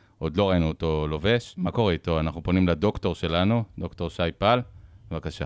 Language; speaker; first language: Hebrew; native; Hebrew